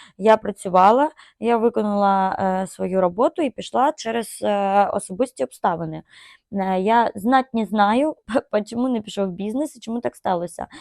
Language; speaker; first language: Ukrainian; non-native, local second language; Russian